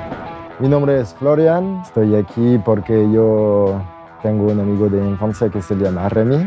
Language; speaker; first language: Spanish; non-native, fluent; French